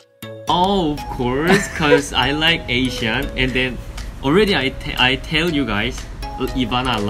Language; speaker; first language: English; non-native, learner; Korean